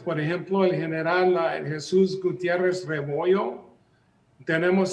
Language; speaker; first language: Spanish; early bilingual, heritage; Spanish